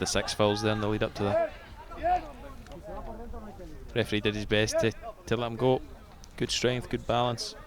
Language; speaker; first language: English; native; English